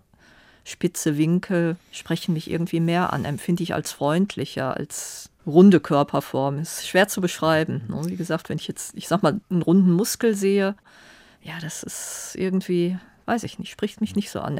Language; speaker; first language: German; native; German